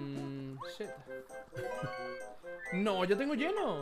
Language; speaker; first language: Spanish; native; Spanish